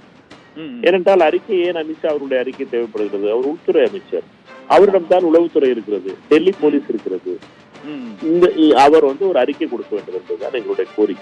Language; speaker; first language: Tamil; native; Tamil